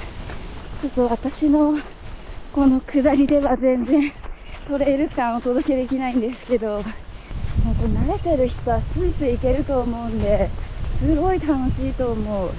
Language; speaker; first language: Japanese; native; Japanese